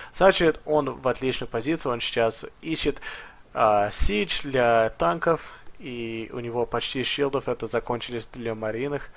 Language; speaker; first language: Russian; early bilingual, heritage; Russian